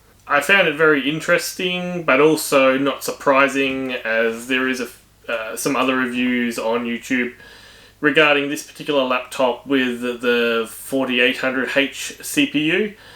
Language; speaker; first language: English; native; English